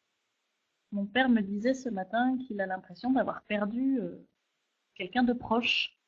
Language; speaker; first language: French; native; French